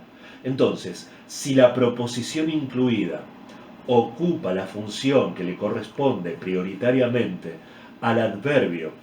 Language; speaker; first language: Spanish; native; Spanish